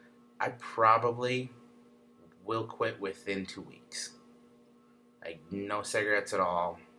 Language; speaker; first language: English; native; English